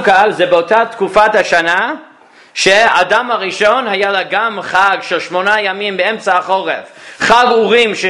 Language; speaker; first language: Hebrew; non-native, fluent; English